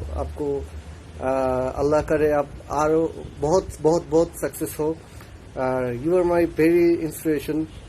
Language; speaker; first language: Urdu; non-native, learner; Bangla